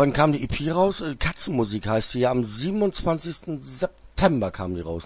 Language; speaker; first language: German; native; German